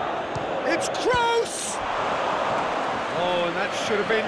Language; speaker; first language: English; native; English